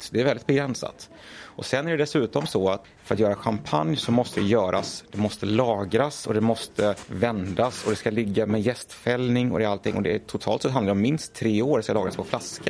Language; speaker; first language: Swedish; native; Swedish